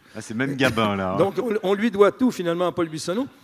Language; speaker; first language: French; native; French